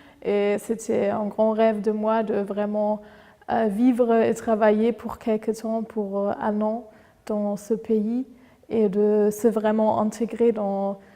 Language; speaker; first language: French; non-native, fluent; German